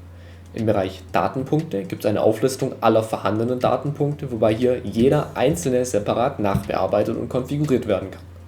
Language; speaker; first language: German; native; German